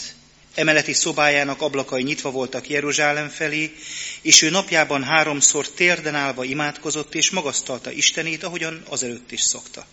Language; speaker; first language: Hungarian; native; Hungarian